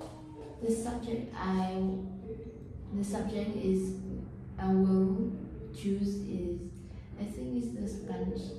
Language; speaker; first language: English; non-native, learner; Vietnamese